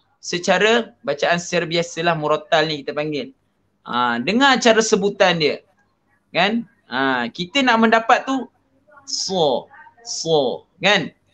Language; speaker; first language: Malay; native; Malay